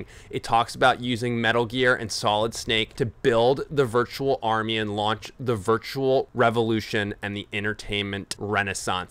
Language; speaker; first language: English; native; English